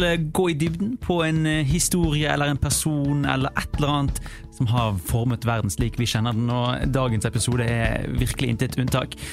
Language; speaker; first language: Norwegian; native; Norwegian